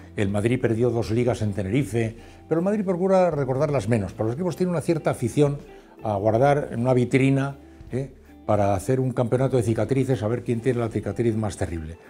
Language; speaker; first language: Spanish; native; Spanish